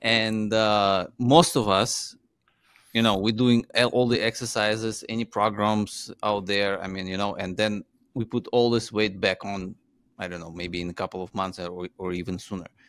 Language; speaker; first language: English; non-native, fluent; Uzbek